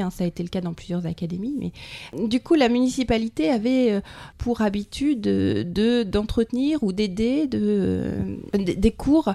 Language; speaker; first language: French; native; French